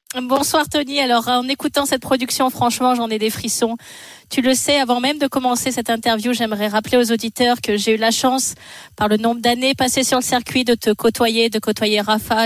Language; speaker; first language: French; native; French